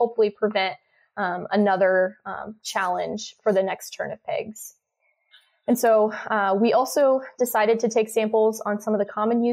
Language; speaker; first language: English; native; English